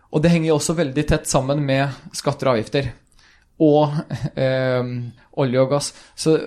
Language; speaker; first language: Norwegian; early bilingual, other home language; Swedish